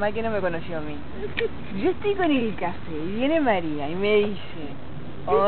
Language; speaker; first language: Spanish; native; Spanish